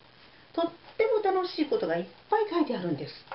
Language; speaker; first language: Japanese; native; Japanese